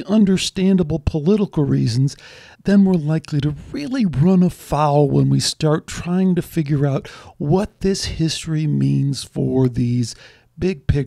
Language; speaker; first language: English; native; English